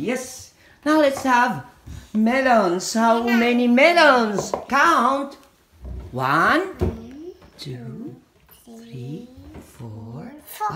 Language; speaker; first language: English; non-native, fluent; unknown